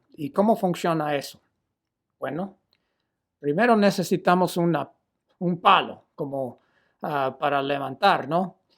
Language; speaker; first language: Spanish; non-native, fluent; English